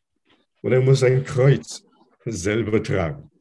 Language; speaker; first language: German; non-native, fluent; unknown